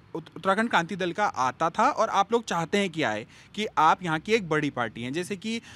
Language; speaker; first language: Hindi; native; Hindi